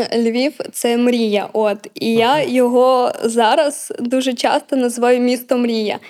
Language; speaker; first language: Ukrainian; native; Ukrainian